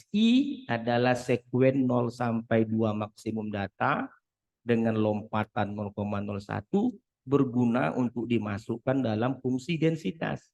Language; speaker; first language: Indonesian; native; Indonesian